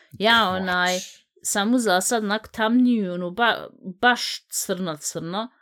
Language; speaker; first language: Bosnian; early bilingual, heritage; Bosnian